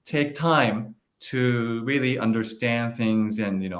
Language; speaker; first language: English; non-native, fluent; Japanese